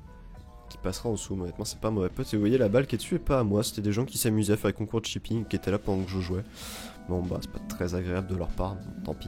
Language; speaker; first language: French; native; French